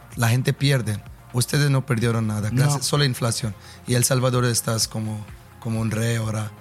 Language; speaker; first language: Spanish; non-native, learner; Hindi